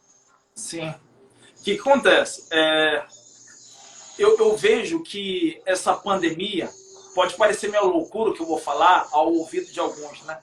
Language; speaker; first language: Portuguese; native; Portuguese